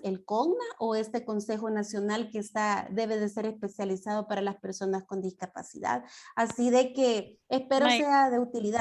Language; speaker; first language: Spanish; native; Spanish